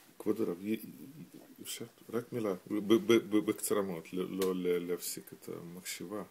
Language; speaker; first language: Hebrew; non-native, fluent; Russian